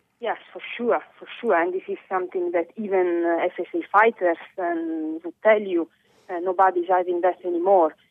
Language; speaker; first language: English; non-native, fluent; Italian